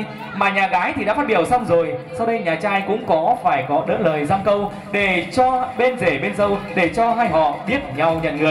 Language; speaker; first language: Vietnamese; native; Vietnamese